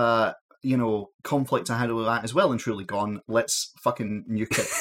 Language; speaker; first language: English; native; English